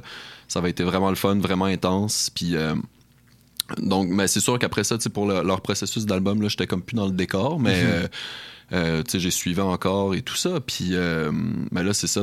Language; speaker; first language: French; native; French